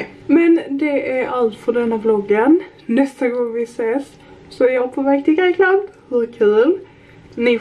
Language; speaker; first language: Swedish; native; Swedish